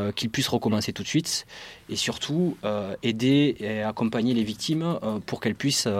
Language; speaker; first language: French; native; French